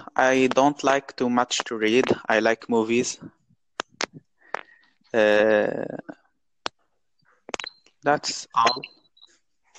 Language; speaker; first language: English; non-native, learner; Arabic